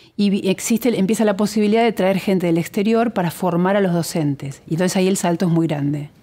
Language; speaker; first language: Spanish; native; Spanish